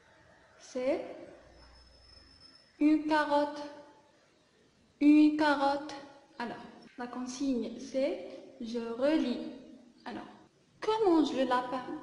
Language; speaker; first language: French; non-native, local second language; Arabic